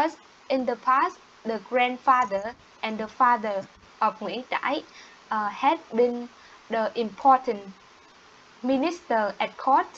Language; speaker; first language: English; non-native, learner; Vietnamese